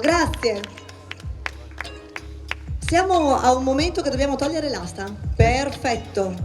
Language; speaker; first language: Italian; native; Italian